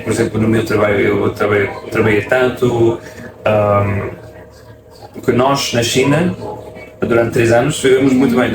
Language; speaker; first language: Portuguese; non-native, fluent; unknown